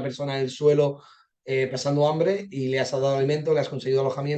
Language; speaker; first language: Spanish; native; Spanish